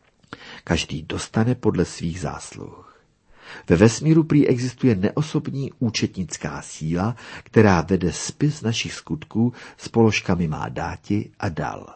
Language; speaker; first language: Czech; native; Czech